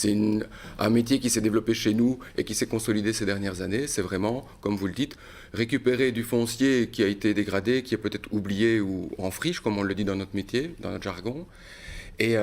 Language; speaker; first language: French; native; French